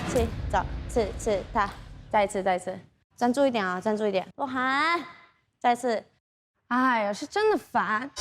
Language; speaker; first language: Chinese; native; Chinese